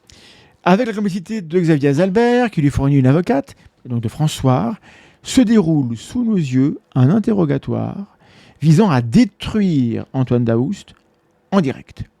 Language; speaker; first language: French; native; French